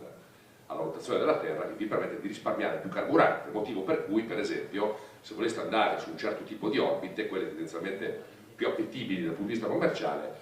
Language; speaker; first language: Italian; native; Italian